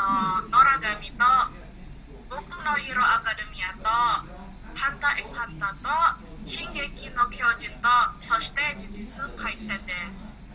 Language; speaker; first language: Japanese; non-native, learner; Indonesian